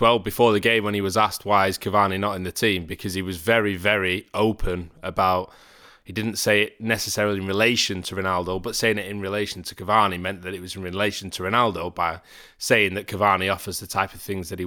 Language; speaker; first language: English; native; English